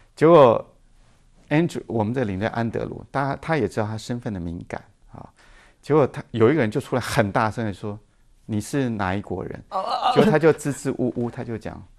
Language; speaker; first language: Chinese; native; Chinese